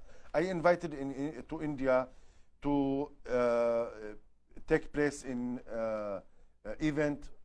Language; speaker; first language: English; non-native, learner; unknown